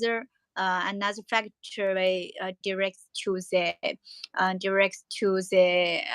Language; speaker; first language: English; non-native, learner; Chinese